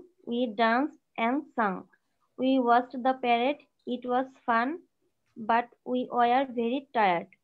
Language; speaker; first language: English; non-native, learner; Bangla